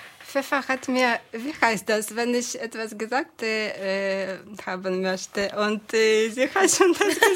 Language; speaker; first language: German; non-native, fluent; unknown